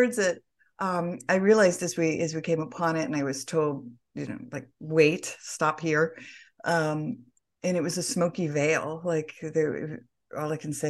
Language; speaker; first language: English; native; English